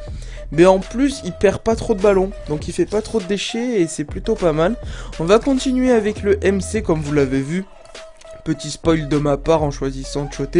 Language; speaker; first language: French; native; French